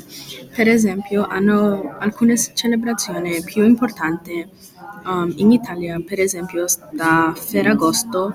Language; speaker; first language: Italian; non-native, learner; English